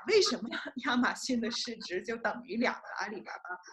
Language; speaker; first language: Chinese; native; Chinese